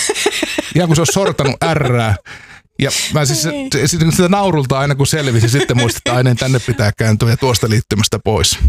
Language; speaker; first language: Finnish; native; Finnish